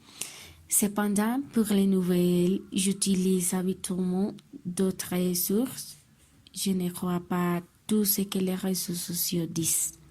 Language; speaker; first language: French; non-native, learner; Spanish